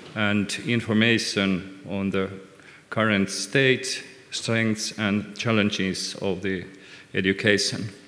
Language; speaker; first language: English; non-native, fluent; Finnish